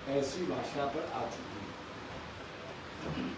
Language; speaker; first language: Hindi; non-native, local second language; Marathi